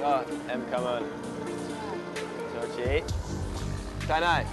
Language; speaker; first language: Vietnamese; non-native, learner; English